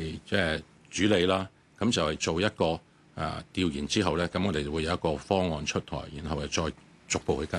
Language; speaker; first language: Cantonese; native; Cantonese